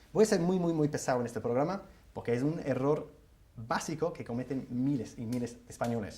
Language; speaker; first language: Spanish; non-native, fluent; English